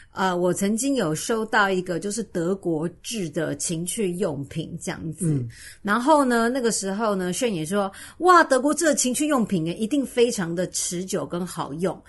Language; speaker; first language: Chinese; native; Chinese